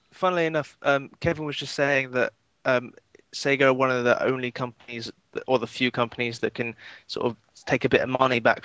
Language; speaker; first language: English; native; English